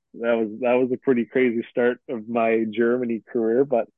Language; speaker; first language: English; native; English